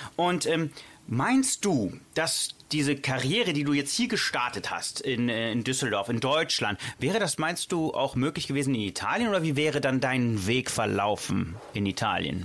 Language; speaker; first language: German; early bilingual, other home language; Italian